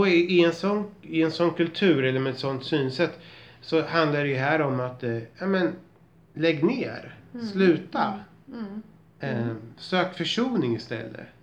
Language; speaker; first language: Swedish; native; Swedish